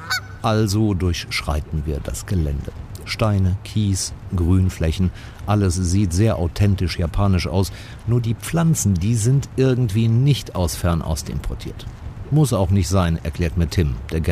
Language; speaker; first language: German; native; German